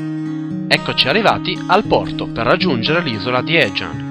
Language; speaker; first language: Italian; native; Italian